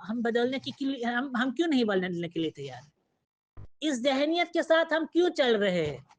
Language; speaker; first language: Urdu; non-native, fluent; Caribbean Hindustani